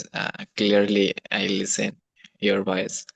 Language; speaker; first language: English; non-native, learner; Bangla